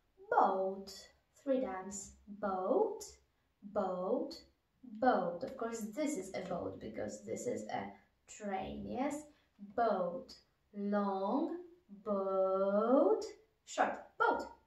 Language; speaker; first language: English; non-native, fluent; Polish